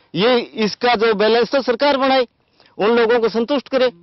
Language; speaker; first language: Hindi; native; Hindi